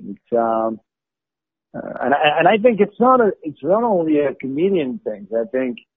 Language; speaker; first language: English; non-native, fluent; Arabic